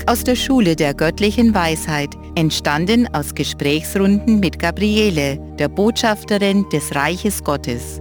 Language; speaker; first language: German; native; German